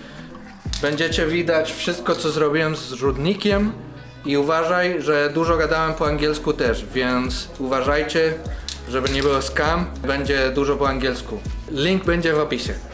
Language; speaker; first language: Polish; non-native, learner; Spanish